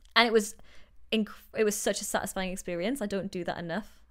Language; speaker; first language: English; native; English